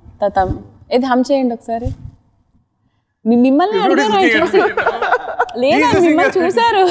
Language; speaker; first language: Telugu; native; Telugu